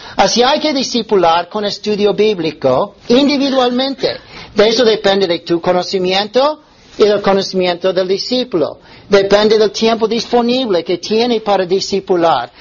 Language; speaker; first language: Spanish; non-native, fluent; English